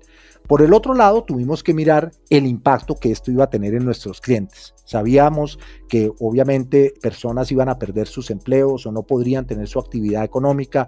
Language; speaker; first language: Spanish; native; Spanish